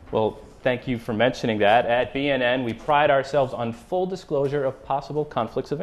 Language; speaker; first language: English; native; English